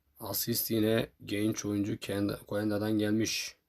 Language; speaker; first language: Turkish; native; Turkish